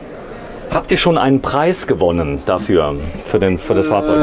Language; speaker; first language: German; native; German